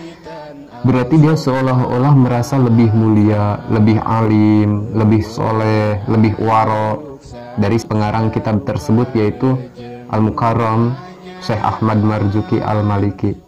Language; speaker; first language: Indonesian; non-native, local second language; Sundanese